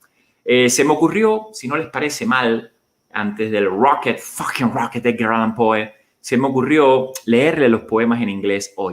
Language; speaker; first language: Spanish; native; Spanish